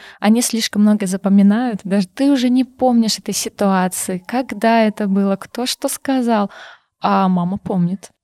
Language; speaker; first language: Russian; non-native, local second language; Karachay-Balkar